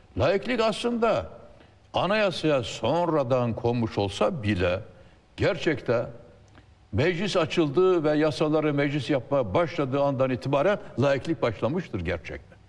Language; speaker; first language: Turkish; native; Turkish